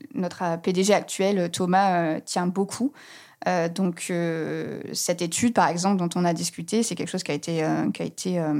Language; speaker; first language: French; native; French